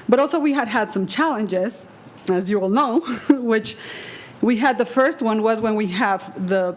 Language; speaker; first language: English; non-native, fluent; Spanish